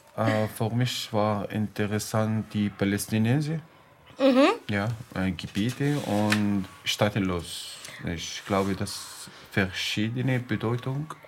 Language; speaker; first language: German; non-native, learner; Arabic